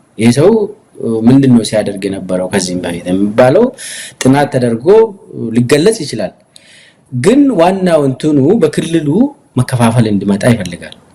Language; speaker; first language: Amharic; non-native, local second language; Oromo